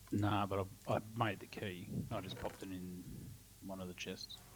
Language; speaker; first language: English; native; English